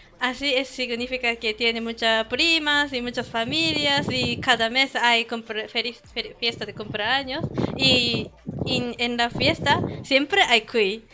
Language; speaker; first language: Spanish; non-native, learner; Japanese